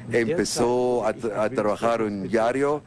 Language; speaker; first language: Spanish; non-native, fluent; German